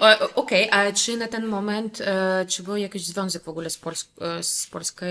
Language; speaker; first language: Polish; non-native, fluent; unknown